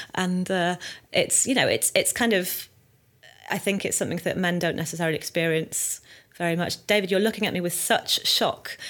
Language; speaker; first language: English; native; English